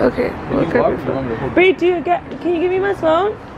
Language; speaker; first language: English; early bilingual, other home language; Spanish